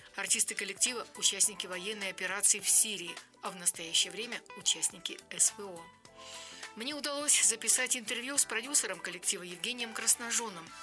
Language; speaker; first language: Russian; native; Russian